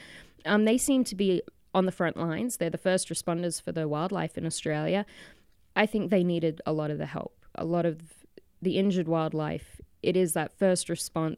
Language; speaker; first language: English; native; English